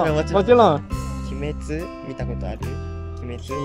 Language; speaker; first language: Japanese; native; Japanese